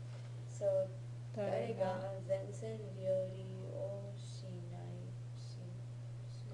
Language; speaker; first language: Japanese; non-native, learner; English